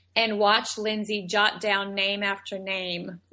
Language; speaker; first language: English; native; English